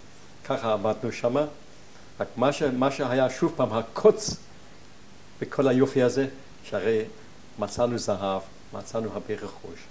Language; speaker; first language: Hebrew; non-native, fluent; German